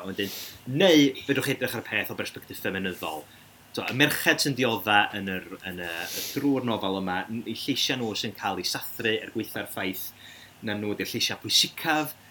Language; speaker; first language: Welsh; native; Welsh